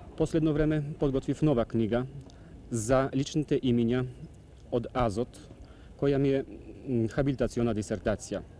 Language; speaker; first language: Macedonian; non-native, fluent; Polish